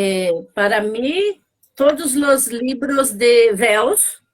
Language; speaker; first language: Spanish; non-native, learner; Portuguese